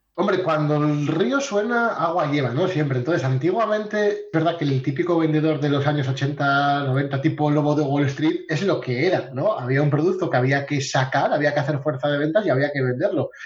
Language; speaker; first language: Spanish; native; Spanish